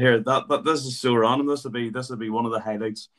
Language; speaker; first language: English; native; English